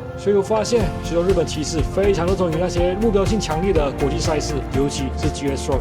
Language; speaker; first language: Chinese; native; Chinese